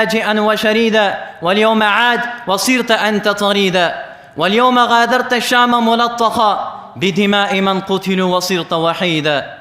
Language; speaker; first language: Arabic; non-native, fluent; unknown